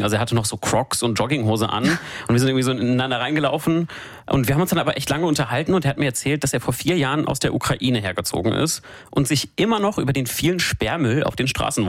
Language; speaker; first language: German; native; German